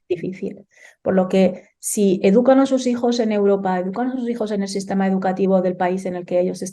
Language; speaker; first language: Spanish; early bilingual, other home language; Arabic